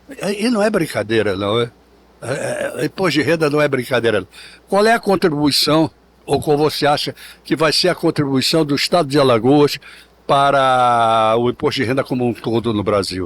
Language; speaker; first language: Portuguese; native; Portuguese